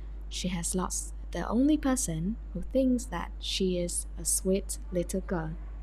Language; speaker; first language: English; non-native, fluent; Vietnamese